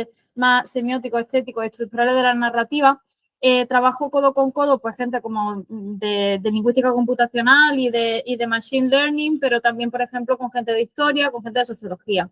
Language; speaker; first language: Spanish; native; Spanish